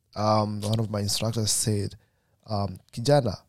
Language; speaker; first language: English; non-native, local second language; Kikuyu